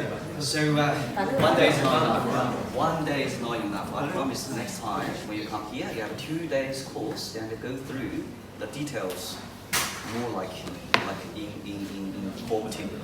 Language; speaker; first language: English; non-native, fluent; Chinese